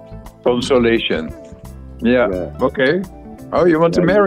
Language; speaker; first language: English; non-native, fluent; Dutch